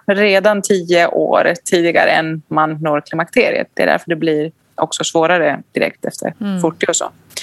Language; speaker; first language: Swedish; non-native, fluent; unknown